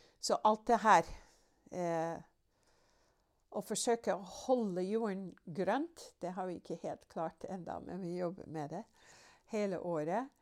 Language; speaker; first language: Norwegian; non-native, fluent; English